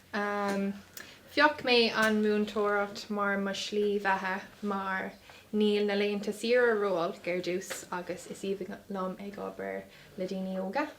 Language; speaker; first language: Irish; non-native, local second language; English